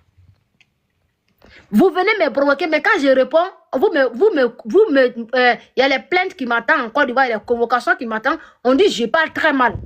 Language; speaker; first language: French; non-native, local second language; Dyula